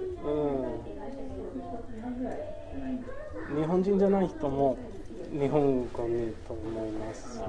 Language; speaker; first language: Japanese; non-native, learner; English